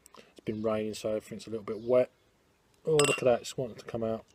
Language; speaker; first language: English; native; English